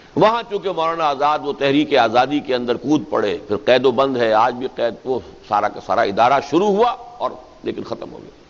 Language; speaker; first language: Urdu; native; Urdu